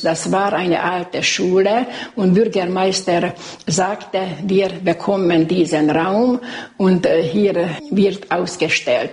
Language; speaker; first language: German; non-native, local second language; Hungarian